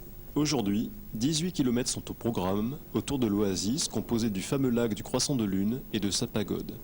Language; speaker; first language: French; native; French